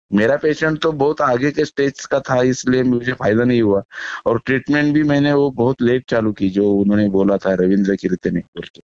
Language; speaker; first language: Hindi; non-native, local second language; Marathi